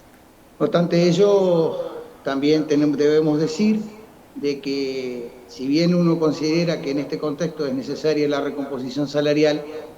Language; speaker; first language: Spanish; native; Spanish